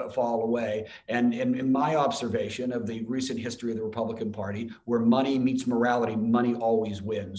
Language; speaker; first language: English; native; English